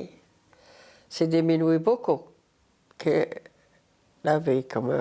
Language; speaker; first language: French; non-native, learner; Arabic